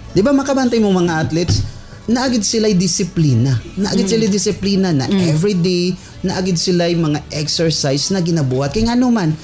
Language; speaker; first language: Cebuano; native; Cebuano